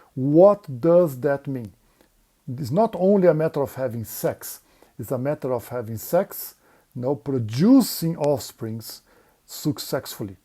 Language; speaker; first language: English; non-native, fluent; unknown